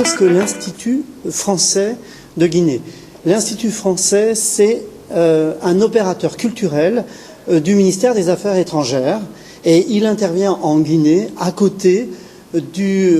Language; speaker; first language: French; native; French